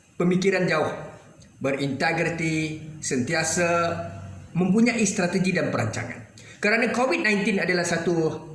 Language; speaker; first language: Malay; native; Malay